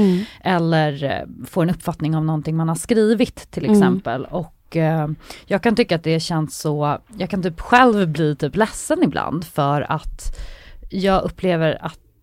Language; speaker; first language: Swedish; native; Swedish